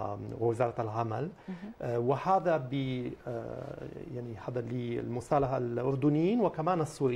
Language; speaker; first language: Arabic; non-native, fluent; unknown